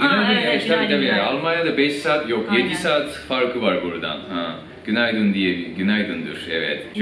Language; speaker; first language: Turkish; non-native, fluent; Japanese